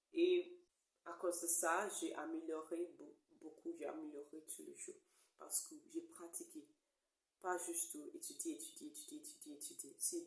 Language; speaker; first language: French; non-native, learner; English